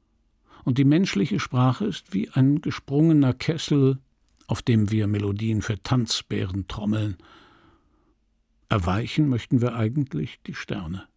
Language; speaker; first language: German; native; German